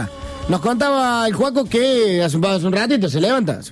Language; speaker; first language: Spanish; native; Spanish